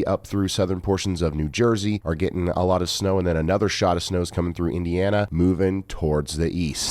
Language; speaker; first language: English; native; English